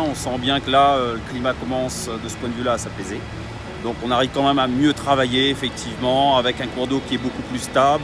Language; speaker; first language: French; native; French